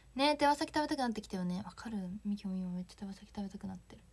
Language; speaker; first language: Japanese; native; Japanese